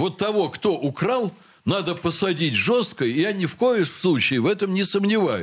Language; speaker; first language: Russian; native; Russian